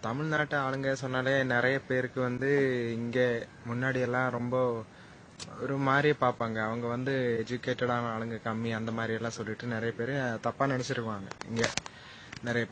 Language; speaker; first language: Tamil; non-native, local second language; Malayalam